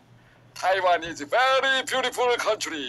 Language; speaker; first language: English; non-native, learner; Korean